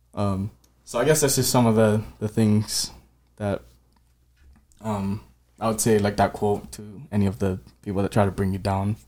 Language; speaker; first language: English; native; English